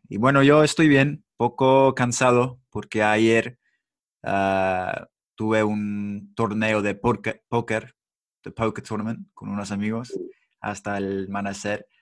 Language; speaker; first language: Spanish; non-native, fluent; English